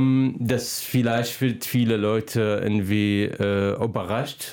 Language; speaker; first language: German; non-native, fluent; Arabic